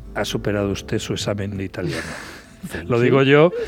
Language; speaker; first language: Spanish; native; Spanish